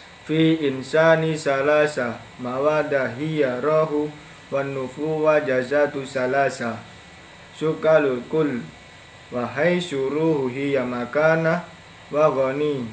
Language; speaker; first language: Arabic; non-native, learner; Indonesian